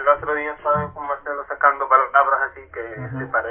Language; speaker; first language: Spanish; non-native, fluent; Arabic